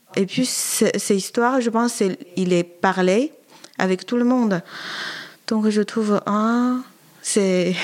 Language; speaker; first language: French; non-native, learner; Chinese